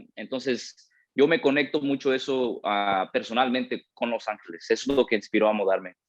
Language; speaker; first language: Spanish; early bilingual, heritage; Spanish